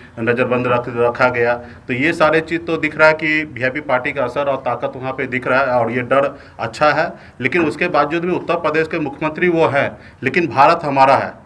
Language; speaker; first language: Hindi; native; Hindi